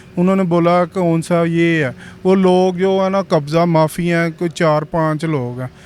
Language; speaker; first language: Urdu; non-native, local second language; Punjabi